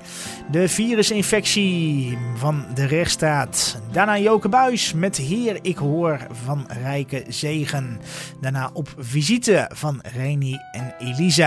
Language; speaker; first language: Dutch; native; Dutch